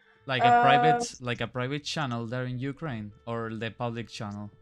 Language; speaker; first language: English; non-native, fluent; Spanish